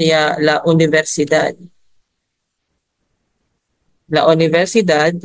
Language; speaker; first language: Spanish; non-native, learner; Filipino